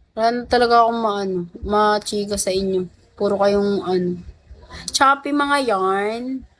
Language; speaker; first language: Filipino; non-native, local second language; Cebuano